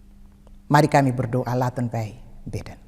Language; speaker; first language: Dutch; early bilingual, other home language; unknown